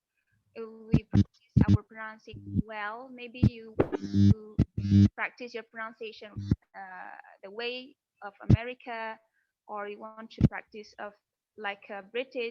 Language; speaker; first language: English; non-native, fluent; Indonesian